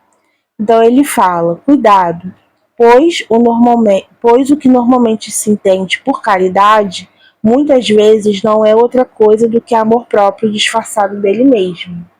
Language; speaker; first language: Portuguese; native; Portuguese